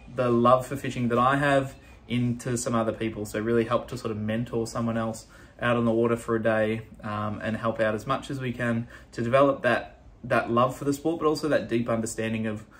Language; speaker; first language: English; native; English